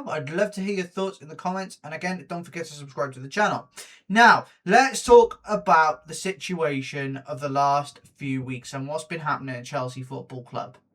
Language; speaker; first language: English; native; English